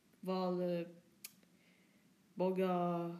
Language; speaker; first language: Swedish; non-native, learner; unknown